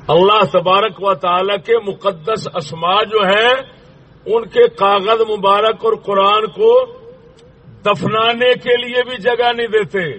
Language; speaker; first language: Urdu; non-native, local second language; Punjabi